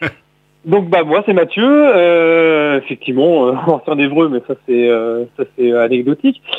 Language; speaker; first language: French; native; French